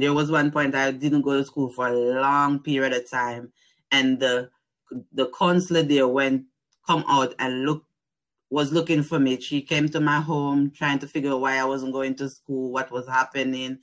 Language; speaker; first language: English; non-native, local second language; Jamaican Creole English